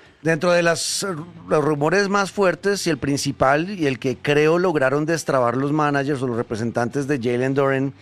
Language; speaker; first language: Spanish; native; Spanish